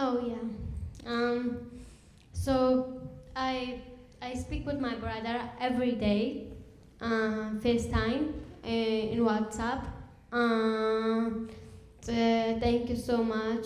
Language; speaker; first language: English; non-native, learner; Kurdish